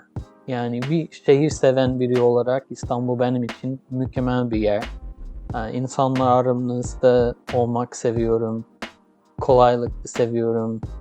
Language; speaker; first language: Turkish; early bilingual, heritage; English